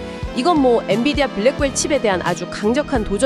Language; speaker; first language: Korean; native; Korean